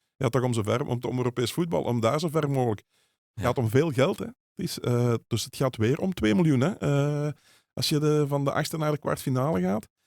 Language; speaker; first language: Dutch; native; Dutch